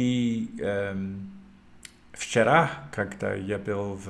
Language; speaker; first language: Russian; non-native, learner; English